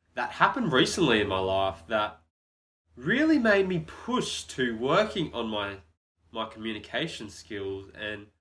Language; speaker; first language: English; native; English